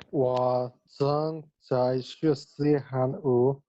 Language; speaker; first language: Chinese; non-native, learner; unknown